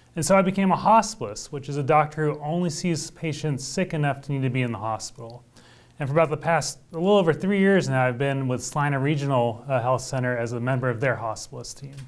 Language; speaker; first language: English; native; English